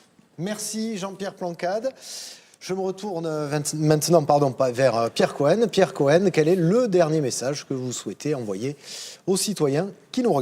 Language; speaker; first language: French; native; French